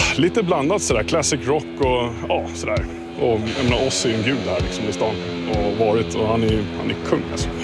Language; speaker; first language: Swedish; native; Swedish